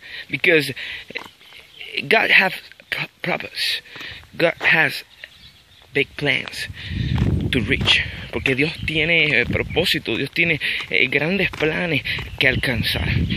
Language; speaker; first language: Spanish; native; Spanish